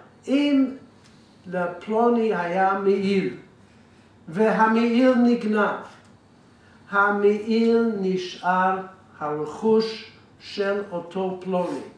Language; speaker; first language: Hebrew; non-native, fluent; English